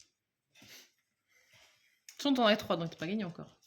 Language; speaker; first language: French; native; French